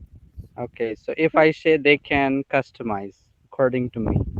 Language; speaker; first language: English; non-native, learner; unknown